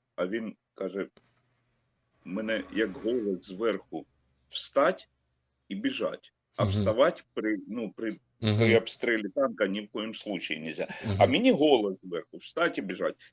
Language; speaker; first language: Ukrainian; non-native, local second language; Russian